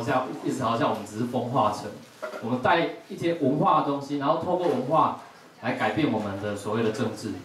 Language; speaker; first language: Chinese; native; Chinese